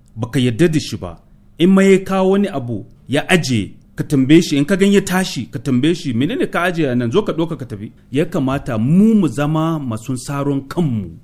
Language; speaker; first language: Hausa; non-native, local second language; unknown